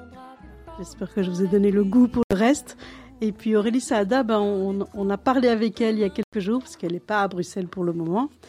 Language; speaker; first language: French; native; French